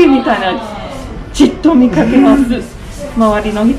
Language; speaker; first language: Japanese; non-native, learner; English